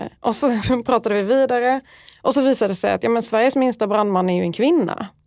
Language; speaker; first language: Swedish; early bilingual, other home language; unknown